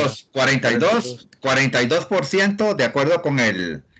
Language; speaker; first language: Spanish; native; Spanish